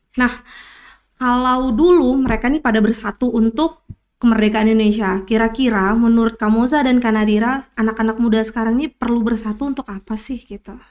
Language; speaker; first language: Indonesian; native; Indonesian